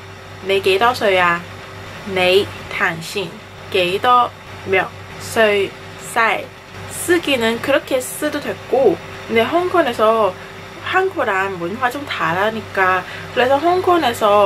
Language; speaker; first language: Korean; non-native, fluent; Cantonese